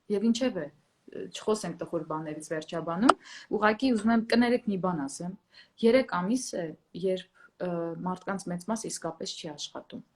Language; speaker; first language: Armenian; native; Armenian